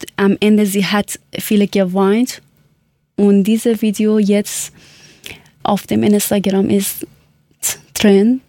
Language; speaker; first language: German; non-native, learner; Persian